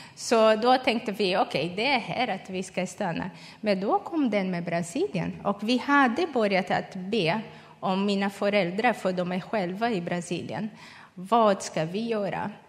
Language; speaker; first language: Swedish; non-native, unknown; Portuguese